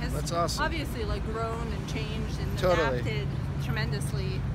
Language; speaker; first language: English; non-native, fluent; Serbian